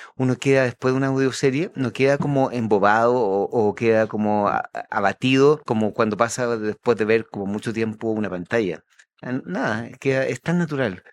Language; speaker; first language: Spanish; native; Spanish